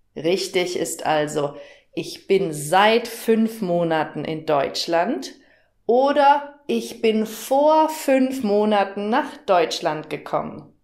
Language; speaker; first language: German; native; German